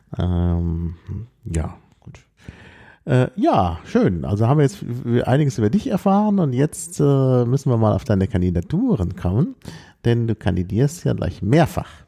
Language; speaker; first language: German; native; German